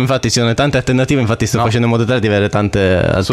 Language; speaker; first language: Italian; native; Italian